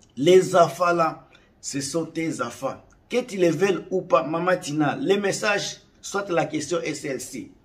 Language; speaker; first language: French; non-native, local second language; Lingala